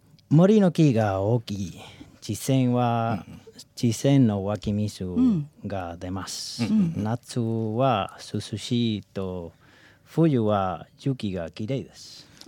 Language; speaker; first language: Japanese; non-native, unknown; Spanish